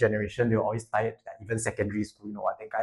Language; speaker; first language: English; native; English